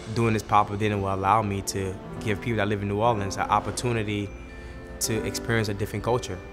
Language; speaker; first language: English; non-native, fluent; Wolof